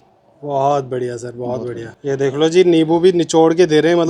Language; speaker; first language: Hindi; native; Hindi